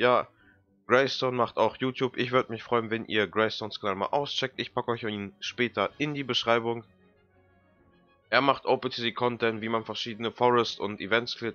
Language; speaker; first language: German; native; German